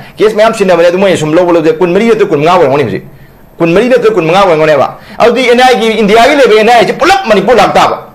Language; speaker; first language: Manipuri; non-native, local second language; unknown